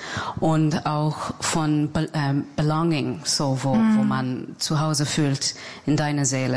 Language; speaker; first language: German; non-native, fluent; English